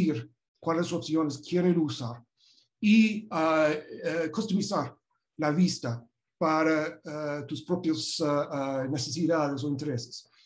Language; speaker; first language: Spanish; non-native, fluent; English